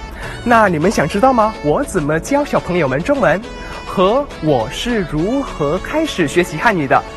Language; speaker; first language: Chinese; non-native, fluent; Indonesian